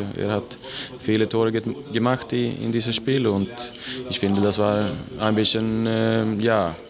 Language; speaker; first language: German; non-native, learner; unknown